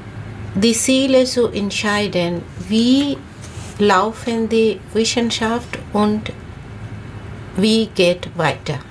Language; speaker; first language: German; non-native, learner; Bangla